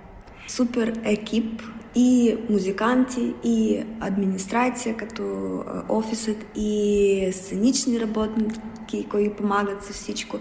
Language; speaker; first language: Bulgarian; non-native, learner; Russian